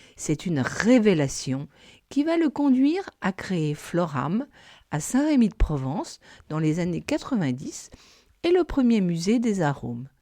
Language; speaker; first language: French; non-native, fluent; English